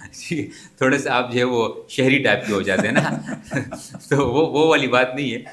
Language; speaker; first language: Urdu; non-native, local second language; Pashto